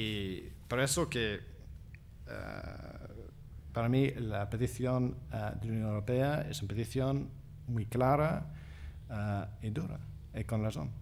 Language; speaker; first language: Spanish; non-native, fluent; English